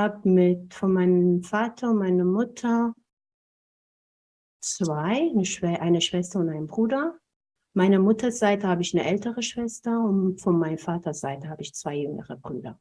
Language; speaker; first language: German; non-native, fluent; Amharic